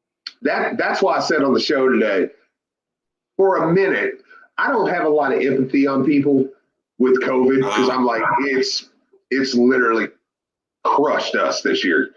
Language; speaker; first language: English; native; English